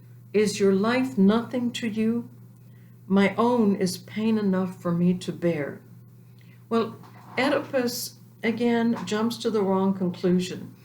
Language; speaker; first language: English; native; English